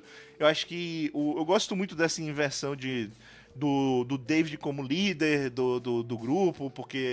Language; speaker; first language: Portuguese; native; Portuguese